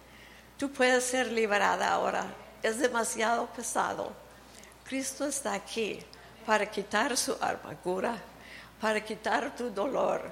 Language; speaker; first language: Spanish; early bilingual, heritage; Spanish